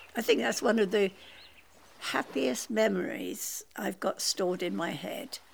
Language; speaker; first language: English; native; English